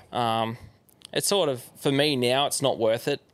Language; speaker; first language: English; native; English